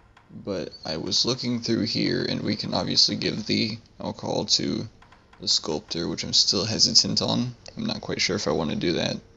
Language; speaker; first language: English; native; English